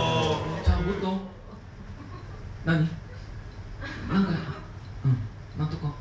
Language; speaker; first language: Japanese; non-native, learner; Korean